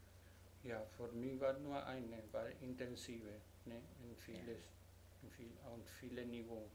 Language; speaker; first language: German; non-native, learner; Spanish